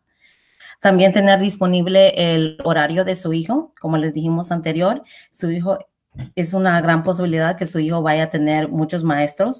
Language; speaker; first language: Spanish; early bilingual, heritage; Spanish